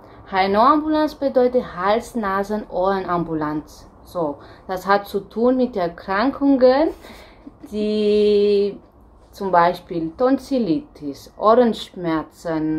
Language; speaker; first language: German; non-native, fluent; Romanian